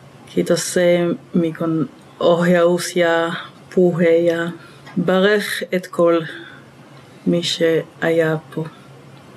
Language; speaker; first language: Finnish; non-native, learner; Hebrew